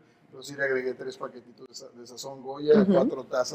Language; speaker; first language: Spanish; native; Spanish